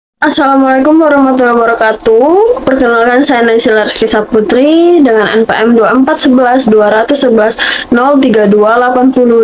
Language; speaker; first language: Indonesian; native; Indonesian